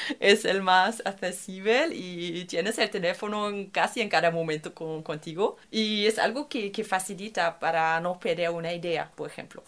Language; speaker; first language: Spanish; non-native, fluent; German